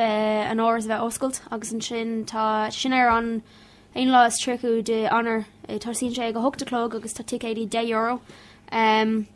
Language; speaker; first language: Irish; non-native, local second language; English